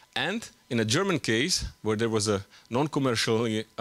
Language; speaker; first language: English; non-native, fluent; Czech